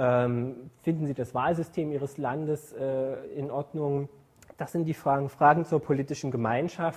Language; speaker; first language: German; native; German